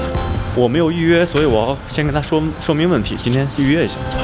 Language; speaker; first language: Chinese; native; Chinese